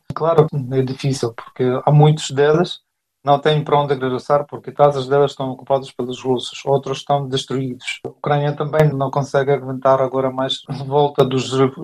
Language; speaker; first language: Portuguese; non-native, fluent; Ukrainian